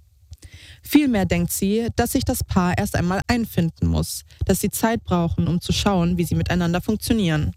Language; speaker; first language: German; native; German